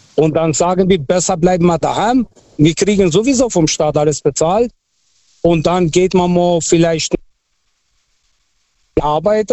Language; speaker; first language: German; non-native, fluent; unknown